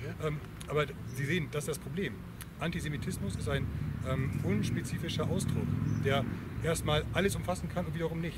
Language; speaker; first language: German; native; German